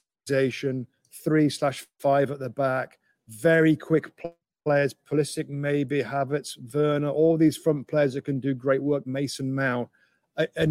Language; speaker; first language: English; native; English